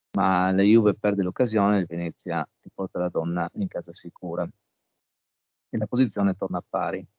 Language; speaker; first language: Italian; native; Italian